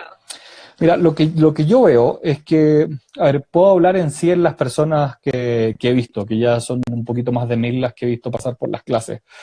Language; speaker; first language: Spanish; native; Spanish